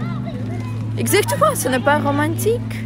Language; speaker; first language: French; non-native, fluent; Russian